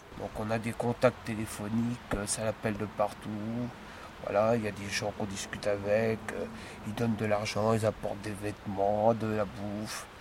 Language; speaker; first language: French; native; French